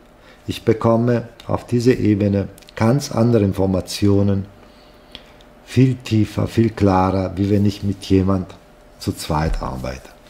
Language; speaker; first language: German; non-native, fluent; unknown